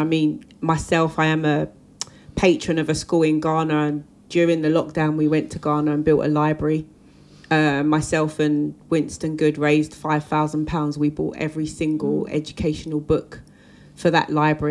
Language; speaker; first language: English; native; English